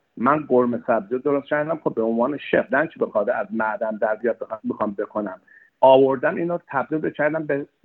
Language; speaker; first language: Persian; non-native, learner; Turkish